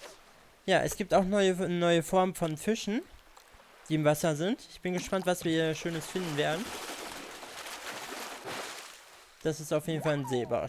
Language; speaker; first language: German; native; German